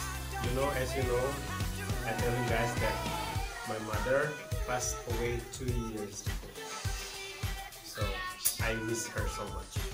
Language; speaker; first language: English; non-native, learner; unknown